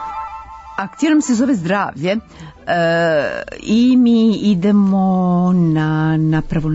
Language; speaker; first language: Serbian; native; Serbian